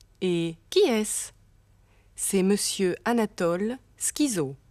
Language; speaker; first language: French; non-native, fluent; German